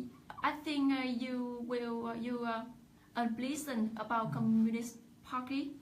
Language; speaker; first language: English; non-native, learner; Vietnamese